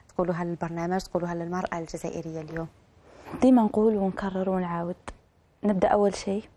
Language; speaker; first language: Arabic; native; Arabic